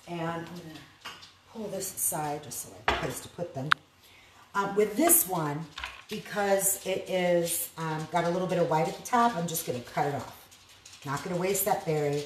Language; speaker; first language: English; native; English